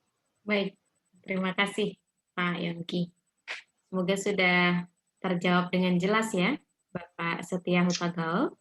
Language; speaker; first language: Indonesian; native; Indonesian